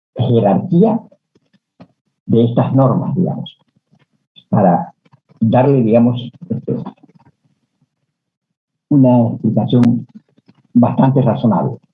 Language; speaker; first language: Spanish; native; Spanish